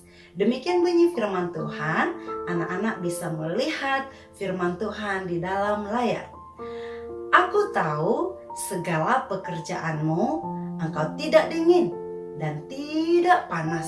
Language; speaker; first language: Indonesian; native; Indonesian